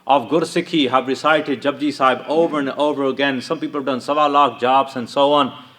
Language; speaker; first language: English; early bilingual, other home language; Punjabi